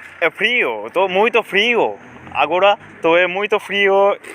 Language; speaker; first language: Portuguese; non-native, learner; Bangla